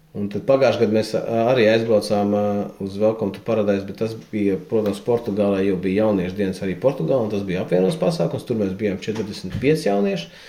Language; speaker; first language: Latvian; native; Latvian